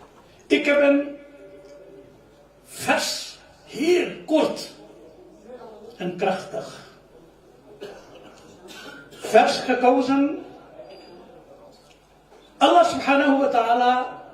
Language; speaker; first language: Dutch; non-native, fluent; Urdu